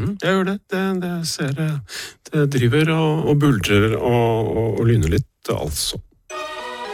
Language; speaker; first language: Norwegian; native; Norwegian